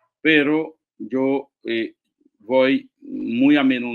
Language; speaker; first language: Spanish; non-native, fluent; Haitian Creole